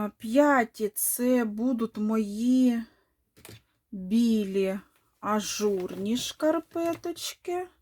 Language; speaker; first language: Ukrainian; non-native, local second language; Russian